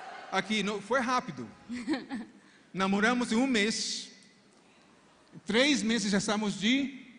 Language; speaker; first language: Portuguese; non-native, fluent; Spanish